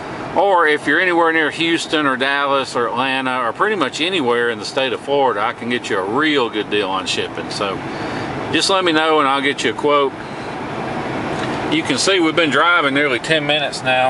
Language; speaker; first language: English; native; English